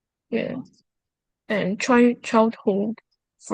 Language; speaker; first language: English; non-native, learner; Chinese